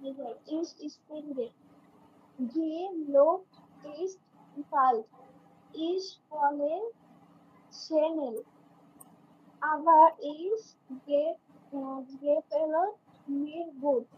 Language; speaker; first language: German; non-native, learner; Bangla